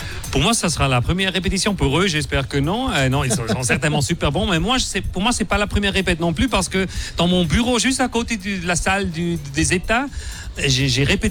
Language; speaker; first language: French; non-native, local second language; German